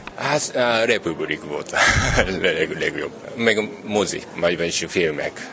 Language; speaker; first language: Hungarian; non-native, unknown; Japanese